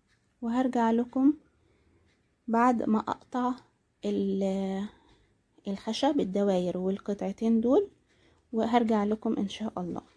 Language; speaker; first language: Arabic; native; Arabic